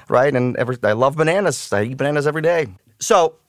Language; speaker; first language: English; early bilingual, other home language; Russian